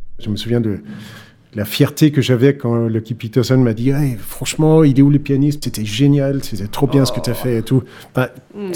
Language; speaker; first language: French; non-native, fluent; Danish